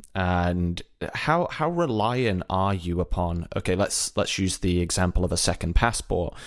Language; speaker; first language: English; native; English